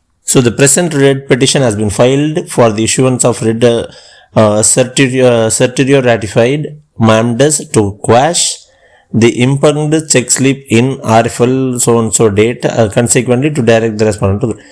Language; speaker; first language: English; non-native, local second language; Tamil